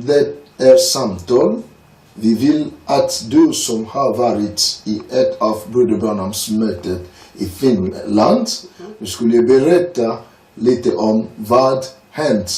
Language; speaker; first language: Swedish; non-native, learner; French